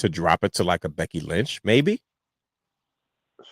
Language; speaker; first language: English; native; English